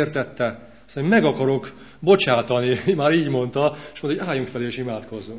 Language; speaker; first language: Hungarian; native; Hungarian